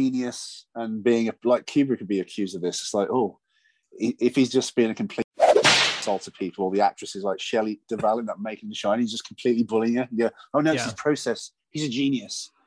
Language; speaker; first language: English; native; English